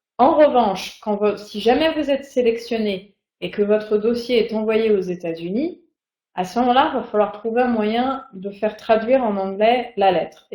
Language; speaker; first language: French; native; French